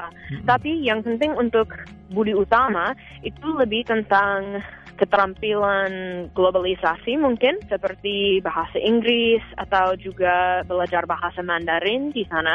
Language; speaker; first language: Indonesian; non-native, fluent; English